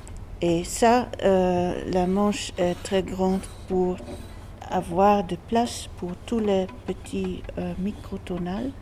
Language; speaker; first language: French; non-native, fluent; Dutch